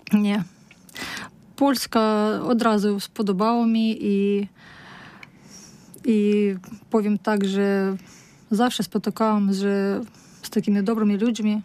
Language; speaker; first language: Polish; non-native, learner; Russian